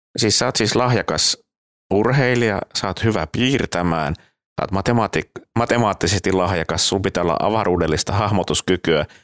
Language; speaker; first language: Finnish; native; Finnish